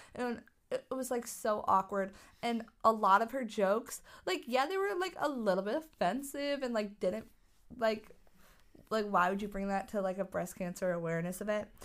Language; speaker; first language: English; native; English